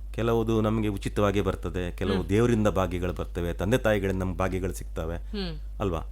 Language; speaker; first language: Kannada; native; Kannada